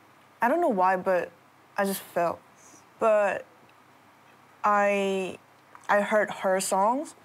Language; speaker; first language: English; non-native, learner; Korean